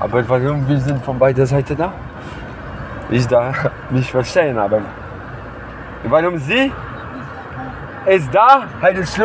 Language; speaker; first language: German; non-native, learner; Polish